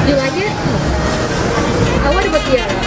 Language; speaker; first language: English; non-native, fluent; Indonesian